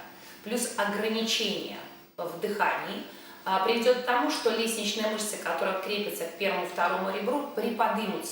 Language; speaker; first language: Russian; native; Russian